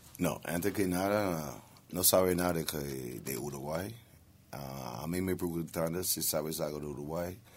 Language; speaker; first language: Spanish; non-native, learner; English